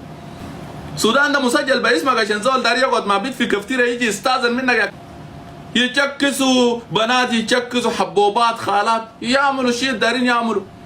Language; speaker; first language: Arabic; native; Arabic